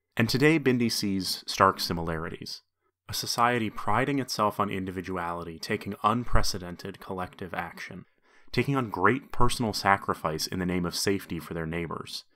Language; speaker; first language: English; native; English